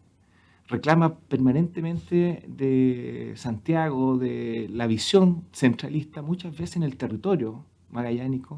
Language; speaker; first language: Spanish; native; Spanish